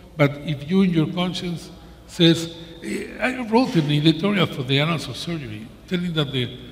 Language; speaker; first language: English; non-native, learner; Spanish